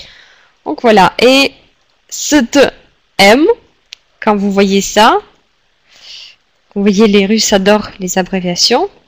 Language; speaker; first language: French; non-native, fluent; Russian